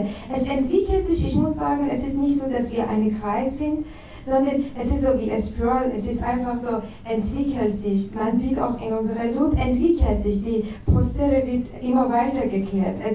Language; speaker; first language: German; non-native, fluent; Persian